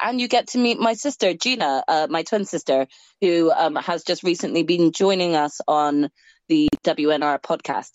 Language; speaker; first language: English; native; English